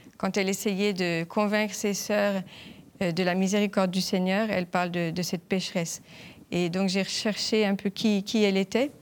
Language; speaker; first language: French; native; French